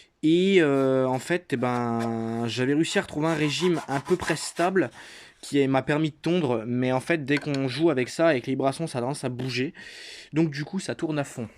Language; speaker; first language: French; native; French